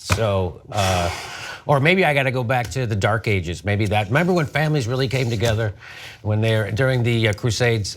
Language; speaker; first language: English; native; English